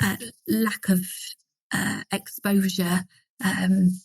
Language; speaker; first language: English; native; English